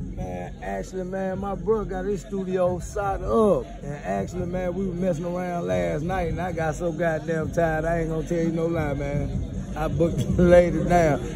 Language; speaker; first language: English; native; English